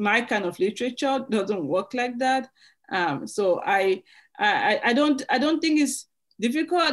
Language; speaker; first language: English; native; English